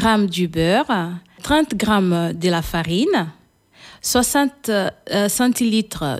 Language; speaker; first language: French; non-native, fluent; Portuguese